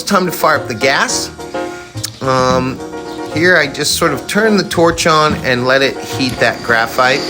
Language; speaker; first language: English; native; English